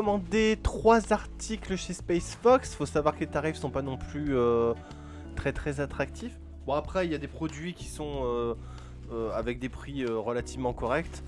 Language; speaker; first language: French; native; French